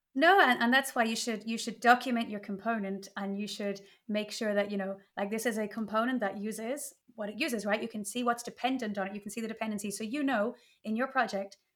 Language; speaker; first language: English; native; English